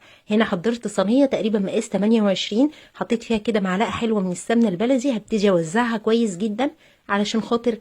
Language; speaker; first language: Arabic; native; Arabic